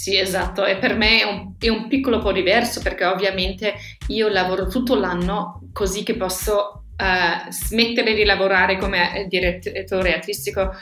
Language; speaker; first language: Italian; non-native, fluent; German